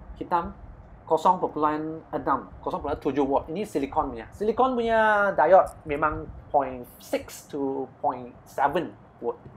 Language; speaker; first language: Malay; non-native, local second language; Chinese